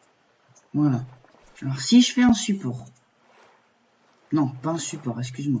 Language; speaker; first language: French; native; French